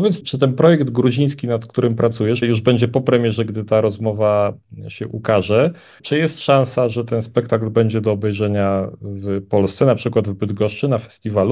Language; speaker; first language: Polish; native; Polish